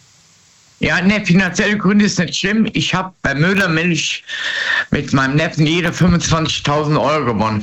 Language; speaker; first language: German; native; German